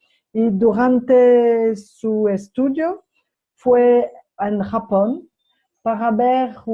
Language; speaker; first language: Spanish; non-native, fluent; French